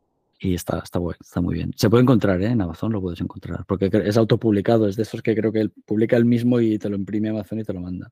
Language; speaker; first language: Spanish; native; Spanish